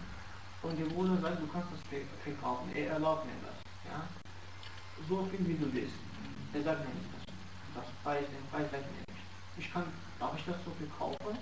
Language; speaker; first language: German; non-native, learner; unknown